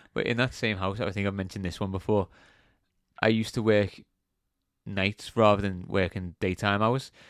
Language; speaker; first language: English; native; English